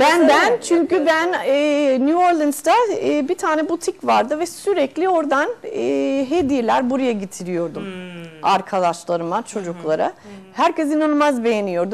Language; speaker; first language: Turkish; non-native, fluent; Spanish